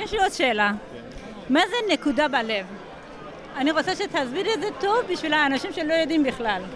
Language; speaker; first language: Hebrew; non-native, fluent; Persian